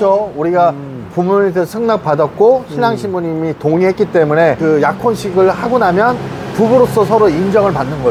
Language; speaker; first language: Korean; native; Korean